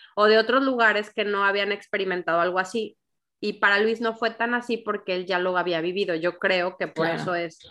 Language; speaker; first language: Spanish; native; Spanish